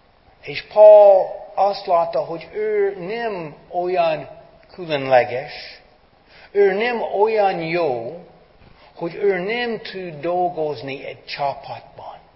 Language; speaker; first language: Hungarian; non-native, fluent; English